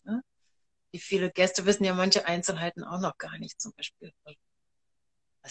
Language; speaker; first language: German; native; German